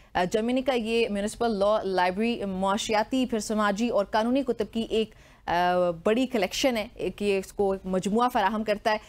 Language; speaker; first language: Urdu; native; Urdu